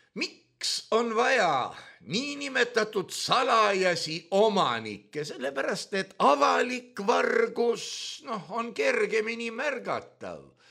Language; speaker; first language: Estonian; native; Estonian